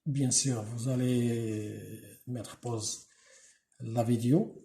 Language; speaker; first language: French; non-native, local second language; Arabic